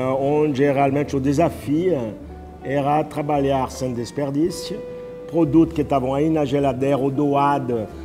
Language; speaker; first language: Portuguese; non-native, fluent; French